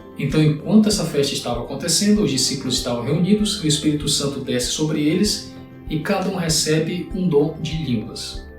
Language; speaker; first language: Portuguese; native; Portuguese